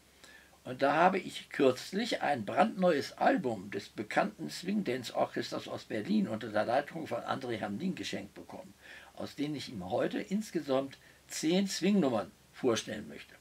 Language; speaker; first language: German; native; German